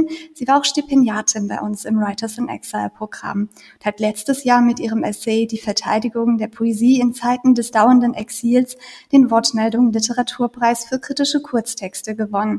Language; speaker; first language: German; native; German